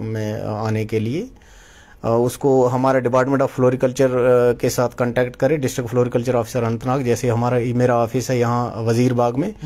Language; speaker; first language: Hindi; non-native, local second language; Kashmiri